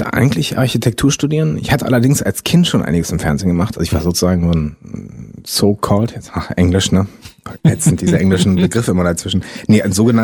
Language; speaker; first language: German; non-native, local second language; French